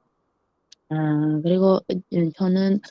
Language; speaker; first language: Korean; non-native, learner; Uzbek